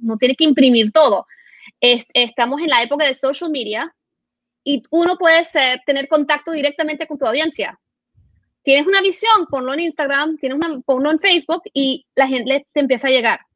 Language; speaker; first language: Spanish; early bilingual, heritage; Spanish